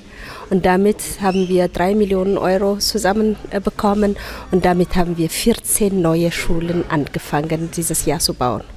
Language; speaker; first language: German; non-native, fluent; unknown